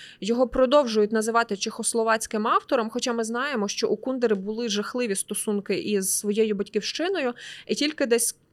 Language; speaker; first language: Ukrainian; native; Ukrainian